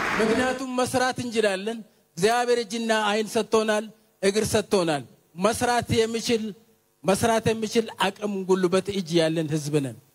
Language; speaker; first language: Amharic; non-native, local second language; Oromo